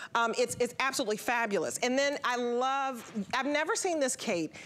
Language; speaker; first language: English; native; English